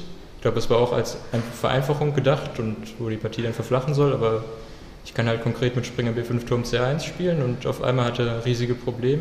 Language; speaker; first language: German; native; German